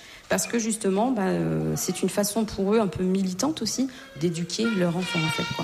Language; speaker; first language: French; native; French